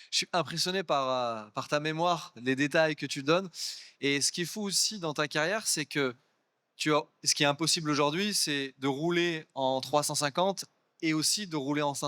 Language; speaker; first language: French; native; French